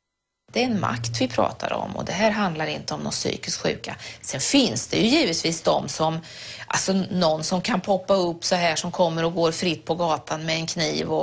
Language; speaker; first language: Swedish; native; Swedish